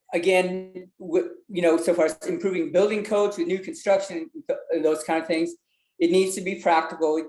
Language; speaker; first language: English; early bilingual, other home language; Vietnamese